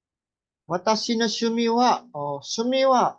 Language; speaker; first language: Japanese; non-native, fluent; Filipino